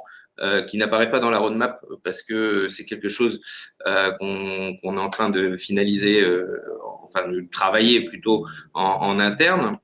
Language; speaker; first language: French; native; French